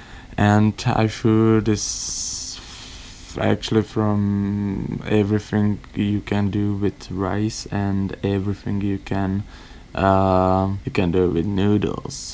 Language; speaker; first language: English; non-native, learner; Czech